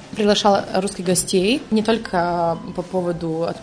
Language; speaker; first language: Russian; non-native, fluent; Serbian